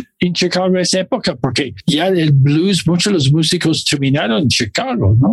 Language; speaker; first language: Spanish; non-native, fluent; English